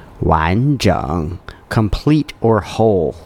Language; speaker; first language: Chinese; non-native, learner; English